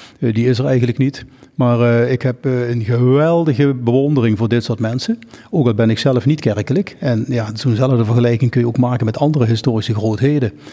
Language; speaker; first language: Dutch; native; Dutch